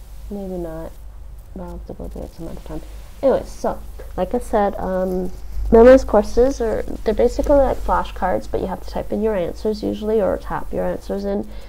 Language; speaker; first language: English; native; English